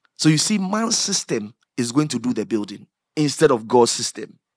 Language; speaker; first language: English; non-native, local second language; Akan